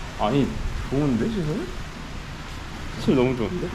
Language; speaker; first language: Korean; native; Korean